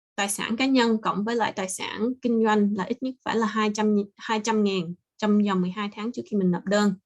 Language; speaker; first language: Vietnamese; early bilingual, heritage; Vietnamese